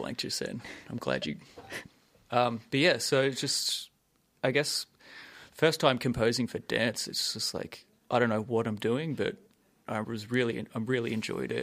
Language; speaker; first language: English; native; English